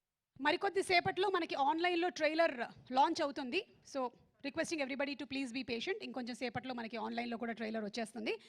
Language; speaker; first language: Telugu; native; Telugu